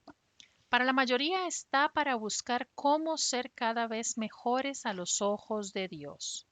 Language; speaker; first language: Spanish; native; Spanish